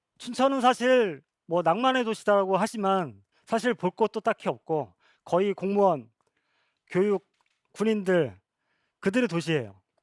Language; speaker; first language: Korean; native; Korean